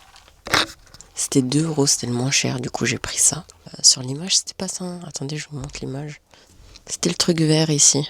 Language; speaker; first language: French; native; French